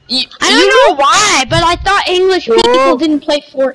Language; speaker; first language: English; native; English